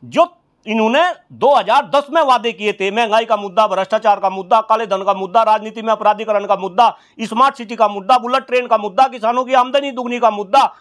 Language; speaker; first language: Hindi; native; Hindi